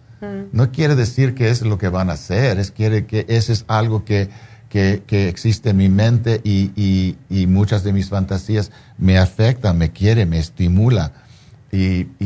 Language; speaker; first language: Spanish; non-native, fluent; English